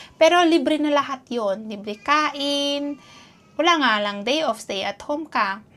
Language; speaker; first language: Filipino; non-native, local second language; Cebuano